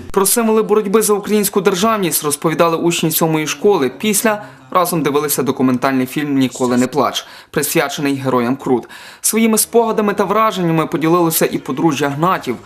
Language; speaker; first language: Ukrainian; native; Ukrainian